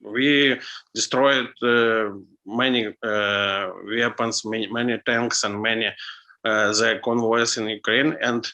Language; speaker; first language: English; non-native, learner; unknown